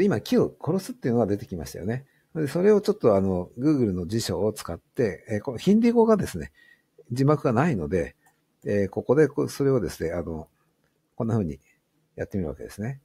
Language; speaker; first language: Japanese; native; Japanese